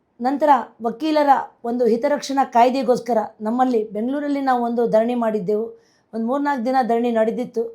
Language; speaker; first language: Kannada; non-native, local second language; Konkani